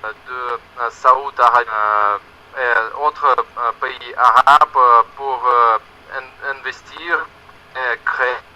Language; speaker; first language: French; non-native, learner; Russian